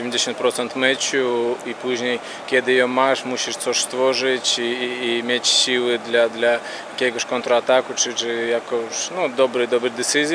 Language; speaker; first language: Polish; non-native, fluent; Latvian